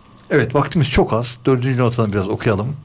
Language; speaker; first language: Turkish; native; Turkish